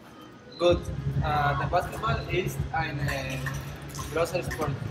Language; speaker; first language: German; non-native, learner; Spanish